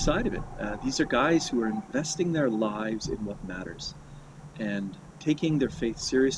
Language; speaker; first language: English; native; English